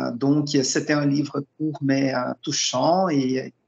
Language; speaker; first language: French; non-native, fluent; Portuguese